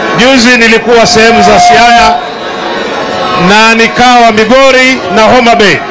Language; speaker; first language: Swahili; native; Swahili